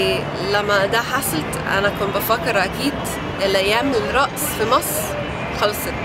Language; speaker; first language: Arabic; non-native, learner; English